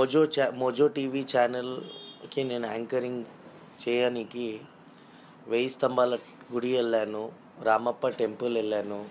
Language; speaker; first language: Telugu; non-native, local second language; Urdu